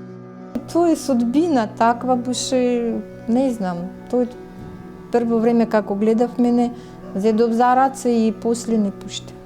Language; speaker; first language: Macedonian; non-native, learner; Russian